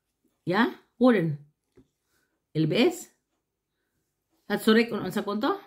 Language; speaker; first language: German; non-native, learner; Cebuano